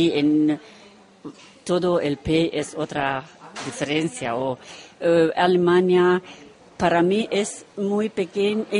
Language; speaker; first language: Spanish; non-native, learner; Romanian